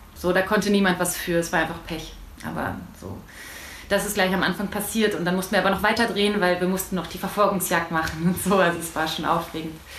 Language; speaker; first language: German; native; German